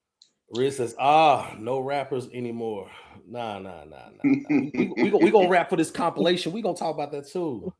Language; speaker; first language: English; native; English